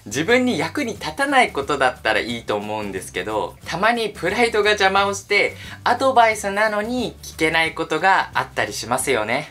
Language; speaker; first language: Japanese; native; Japanese